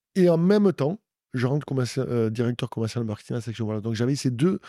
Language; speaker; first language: French; native; French